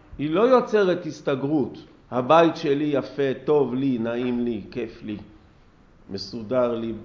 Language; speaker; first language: Hebrew; native; Hebrew